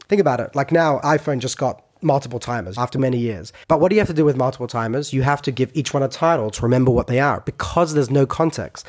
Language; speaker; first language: English; non-native, fluent; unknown